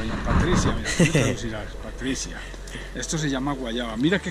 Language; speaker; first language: Spanish; native; Spanish